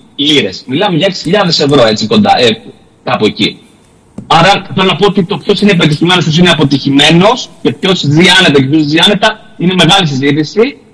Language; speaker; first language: Greek; native; Greek